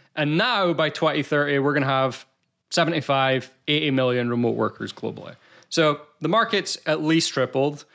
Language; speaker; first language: English; native; English